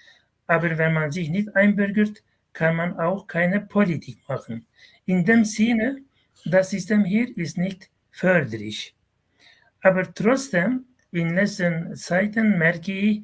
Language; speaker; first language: German; non-native, fluent; Kurdish